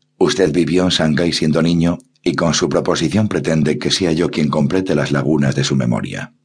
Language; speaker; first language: Spanish; native; Spanish